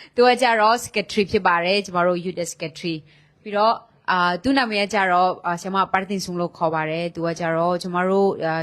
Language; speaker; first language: Burmese; non-native, local second language; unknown